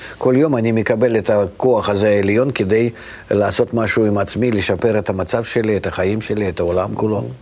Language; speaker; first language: Hebrew; non-native, fluent; Russian